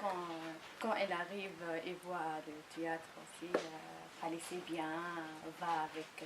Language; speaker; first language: French; non-native, learner; Arabic